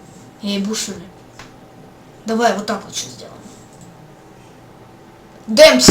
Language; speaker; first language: Russian; native; Russian